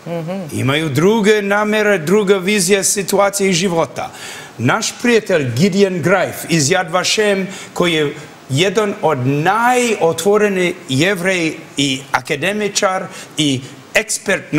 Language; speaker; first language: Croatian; early bilingual, heritage; English